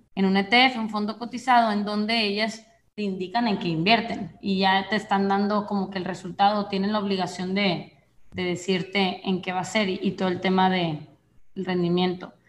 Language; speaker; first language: Spanish; native; Spanish